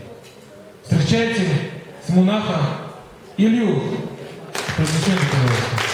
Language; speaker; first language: Russian; non-native, fluent; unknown